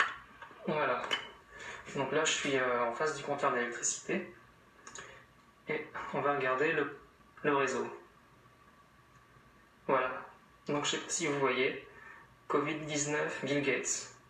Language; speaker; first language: French; native; French